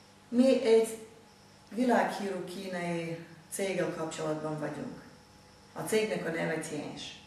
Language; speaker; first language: Hungarian; non-native, fluent; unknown